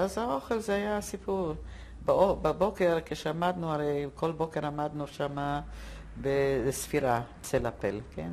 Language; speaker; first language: Hebrew; non-native, fluent; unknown